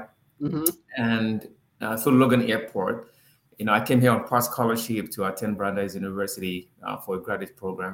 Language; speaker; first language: English; non-native, local second language; Yoruba